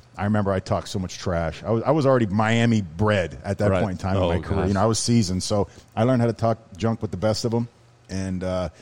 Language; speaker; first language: English; native; English